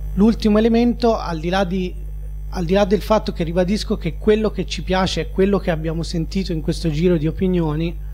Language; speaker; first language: Italian; native; Italian